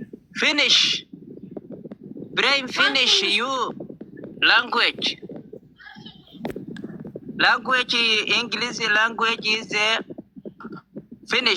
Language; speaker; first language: English; non-native, learner; Oromo